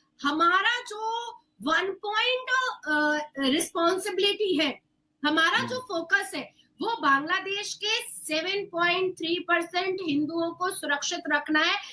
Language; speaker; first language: Hindi; native; Hindi